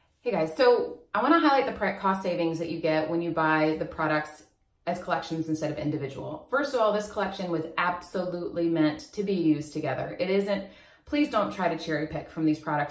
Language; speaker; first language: English; native; English